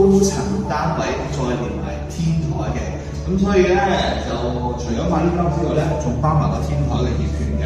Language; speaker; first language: Cantonese; native; Cantonese